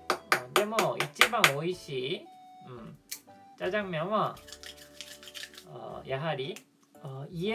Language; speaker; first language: Japanese; non-native, fluent; Korean